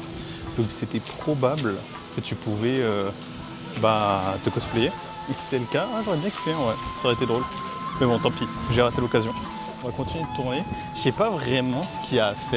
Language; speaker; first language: French; native; French